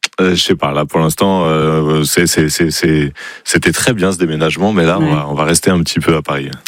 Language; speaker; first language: French; native; French